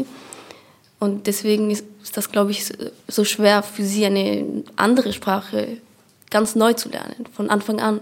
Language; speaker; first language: German; early bilingual, other home language; Persian